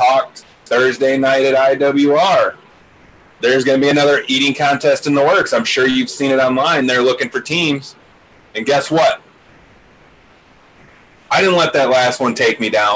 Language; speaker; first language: English; native; English